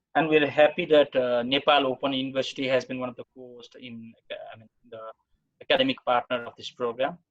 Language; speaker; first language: English; non-native, local second language; Nepali